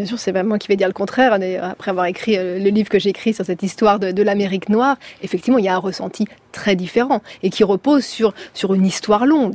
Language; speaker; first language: French; native; French